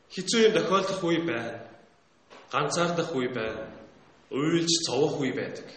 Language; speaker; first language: Mongolian; native; Mongolian